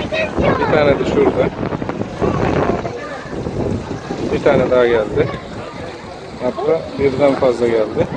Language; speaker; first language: Turkish; native; Turkish